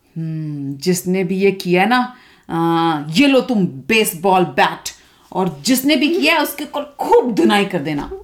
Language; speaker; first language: Hindi; native; Hindi